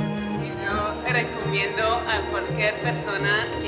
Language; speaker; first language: Spanish; non-native, learner; Hebrew